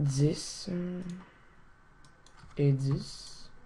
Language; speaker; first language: French; native; French